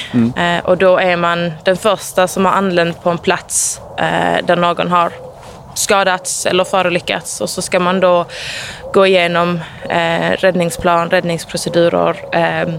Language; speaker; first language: Swedish; native; Swedish